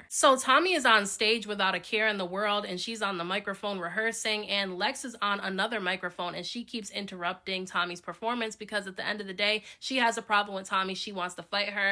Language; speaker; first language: English; native; English